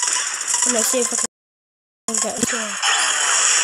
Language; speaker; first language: English; native; English